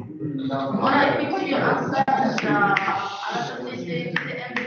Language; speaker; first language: French; non-native, local second language; Arabic